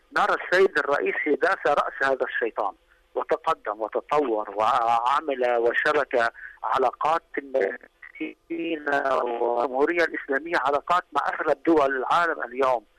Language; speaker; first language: Arabic; native; Arabic